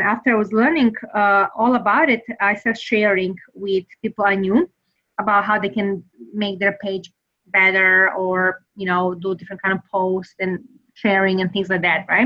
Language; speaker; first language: English; non-native, fluent; Serbian